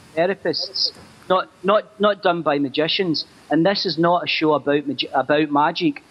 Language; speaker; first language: English; native; English